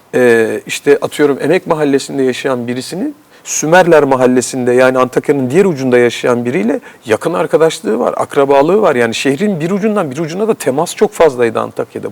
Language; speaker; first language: Turkish; native; Turkish